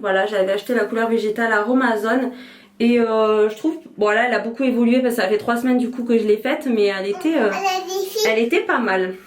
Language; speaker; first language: French; native; French